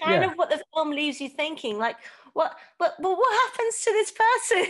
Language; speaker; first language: English; native; English